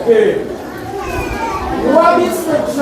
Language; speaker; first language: English; non-native, learner; Korean